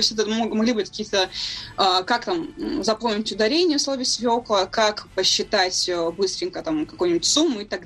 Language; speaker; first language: Russian; native; Russian